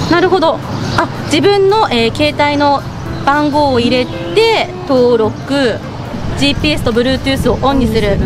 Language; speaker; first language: Japanese; native; Japanese